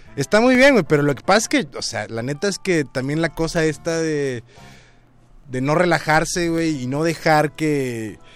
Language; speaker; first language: Spanish; native; Spanish